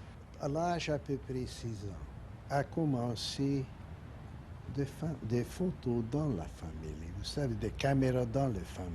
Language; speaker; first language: French; non-native, learner; Hungarian